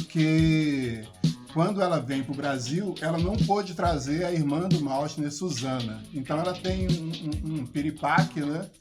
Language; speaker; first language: Portuguese; native; Portuguese